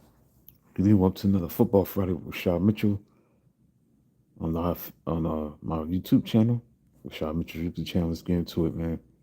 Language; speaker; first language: English; native; English